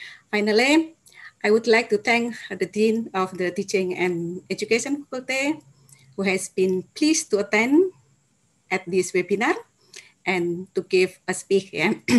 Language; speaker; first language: English; non-native, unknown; Indonesian